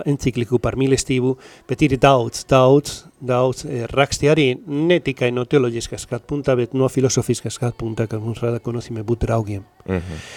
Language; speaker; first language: Latvian; non-native, learner; Spanish